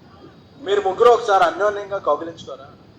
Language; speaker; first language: Telugu; native; Telugu